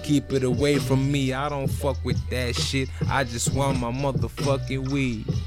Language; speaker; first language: English; early bilingual, other home language; Arabic